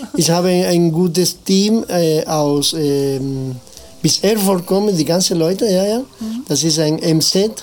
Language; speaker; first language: German; non-native, fluent; Spanish